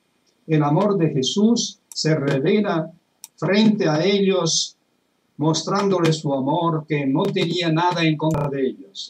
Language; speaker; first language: Spanish; non-native, fluent; Italian